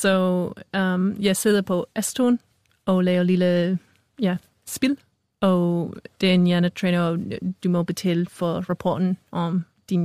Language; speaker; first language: Danish; non-native, fluent; English